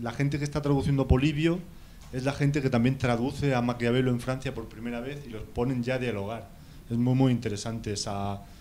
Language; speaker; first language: Spanish; native; Spanish